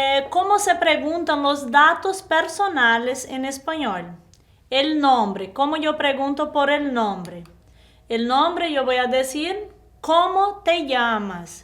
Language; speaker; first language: Spanish; non-native, fluent; Portuguese